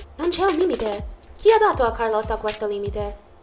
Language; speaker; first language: Italian; non-native, fluent; Jamaican Creole English